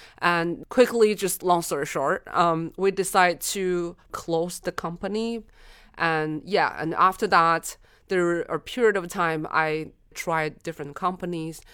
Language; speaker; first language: English; non-native, fluent; Chinese